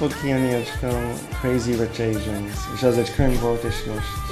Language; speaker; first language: Hungarian; early bilingual, heritage; English